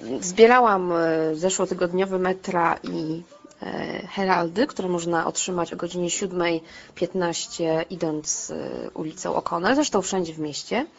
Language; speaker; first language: Polish; native; Polish